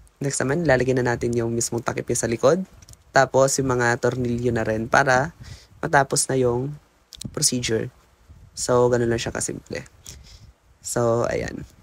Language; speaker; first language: Filipino; native; Filipino